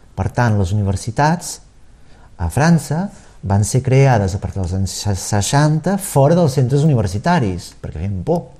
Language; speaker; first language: Catalan; native; Catalan